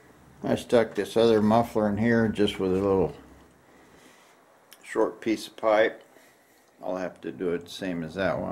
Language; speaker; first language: English; native; English